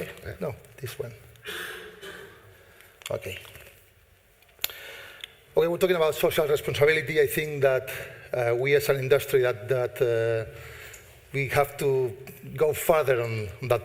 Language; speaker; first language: English; non-native, fluent; Spanish